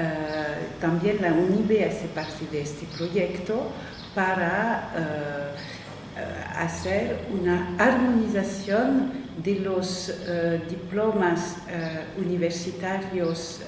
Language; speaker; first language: Spanish; non-native, fluent; French